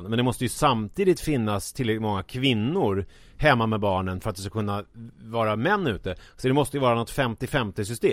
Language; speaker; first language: Swedish; native; Swedish